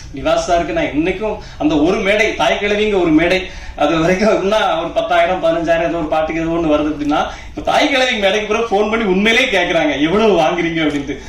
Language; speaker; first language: Tamil; native; Tamil